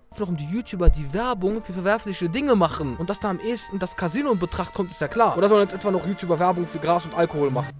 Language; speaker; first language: German; early bilingual, other home language; Arabic